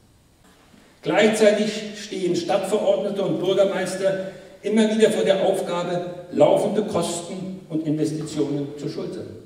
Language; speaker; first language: German; native; German